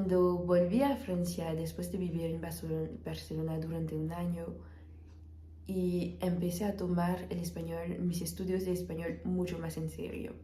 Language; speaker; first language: Spanish; non-native, fluent; French